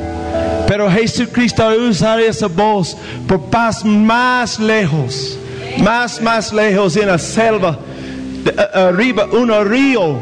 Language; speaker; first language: Spanish; non-native, learner; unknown